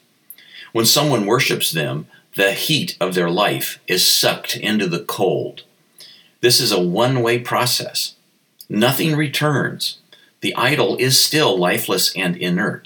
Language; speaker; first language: English; native; English